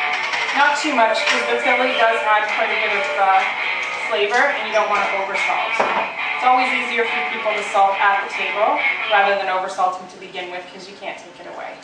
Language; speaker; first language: English; native; English